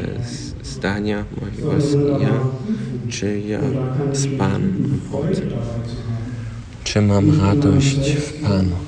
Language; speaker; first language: Polish; early bilingual, heritage; Polish